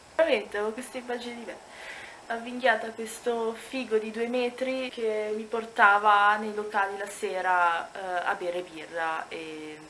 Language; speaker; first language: Italian; native; Italian